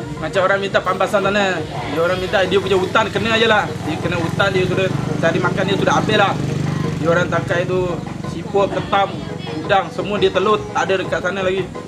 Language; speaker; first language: Malay; non-native, local second language; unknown